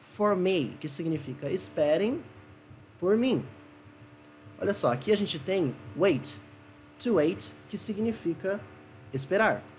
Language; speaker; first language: Portuguese; native; Portuguese